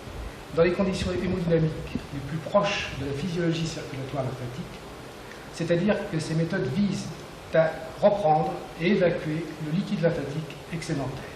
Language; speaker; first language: French; native; French